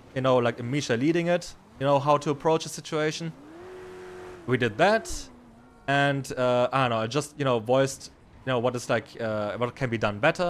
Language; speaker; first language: English; non-native, fluent; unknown